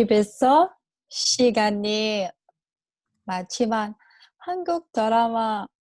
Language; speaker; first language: Korean; non-native, learner; English